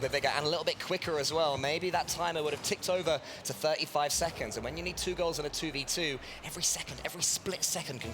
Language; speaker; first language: English; native; English